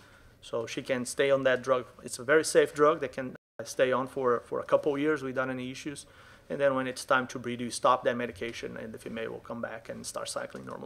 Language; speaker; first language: English; non-native, fluent; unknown